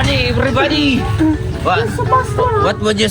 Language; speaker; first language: English; non-native, local second language; Filipino